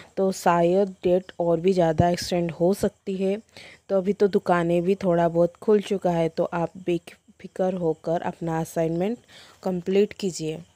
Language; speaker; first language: Hindi; non-native, local second language; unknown